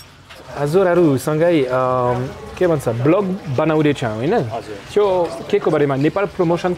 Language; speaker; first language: Nepali; non-native, learner; French